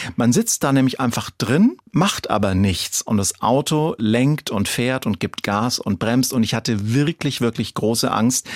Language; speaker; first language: German; native; German